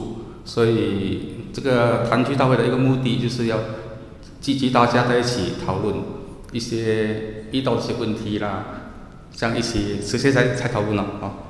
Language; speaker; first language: Chinese; native; Chinese